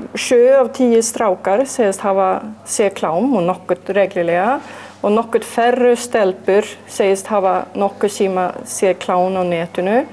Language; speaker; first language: Icelandic; non-native, learner; Swedish